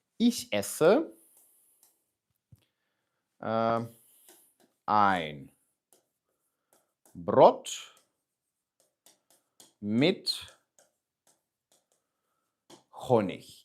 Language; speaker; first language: German; non-native, fluent; Ukrainian